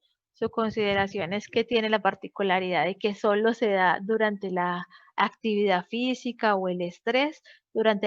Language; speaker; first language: Spanish; native; Spanish